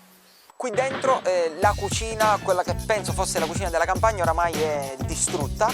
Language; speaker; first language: Italian; native; Italian